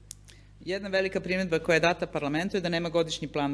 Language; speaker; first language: Serbian; native; Serbian